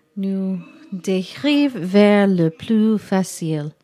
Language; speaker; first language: French; non-native, learner; English